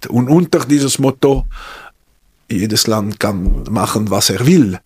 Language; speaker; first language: German; non-native, local second language; French